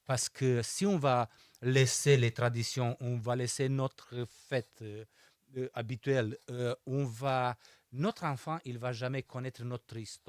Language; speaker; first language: French; non-native, fluent; Romanian